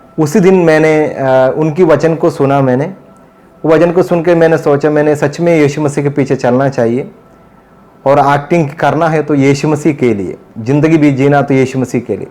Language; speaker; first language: Hindi; non-native, local second language; Malayalam